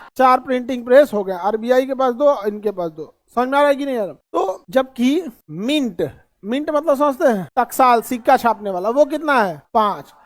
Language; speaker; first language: Hindi; native; Hindi